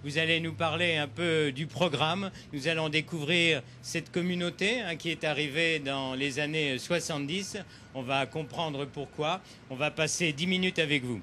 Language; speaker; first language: French; native; French